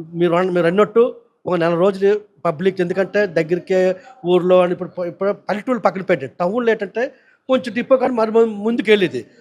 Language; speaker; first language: Telugu; native; Telugu